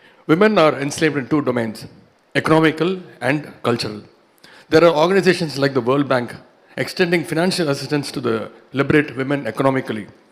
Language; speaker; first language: English; non-native, local second language; Tamil